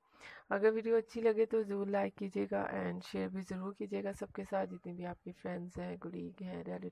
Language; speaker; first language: Hindi; native; Hindi